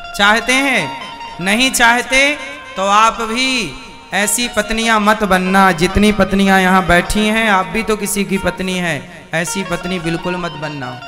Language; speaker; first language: Hindi; native; Hindi